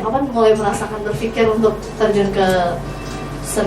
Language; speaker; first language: Indonesian; native; Indonesian